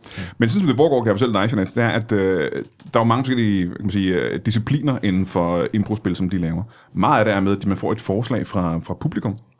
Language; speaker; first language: Danish; native; Danish